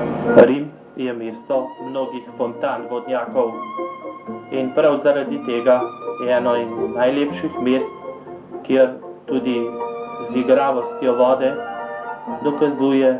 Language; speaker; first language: Slovenian; native; Slovenian